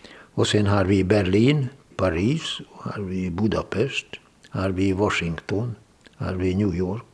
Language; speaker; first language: Swedish; non-native, fluent; Hungarian